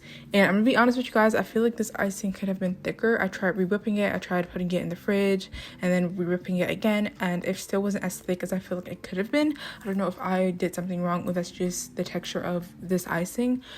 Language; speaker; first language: English; native; English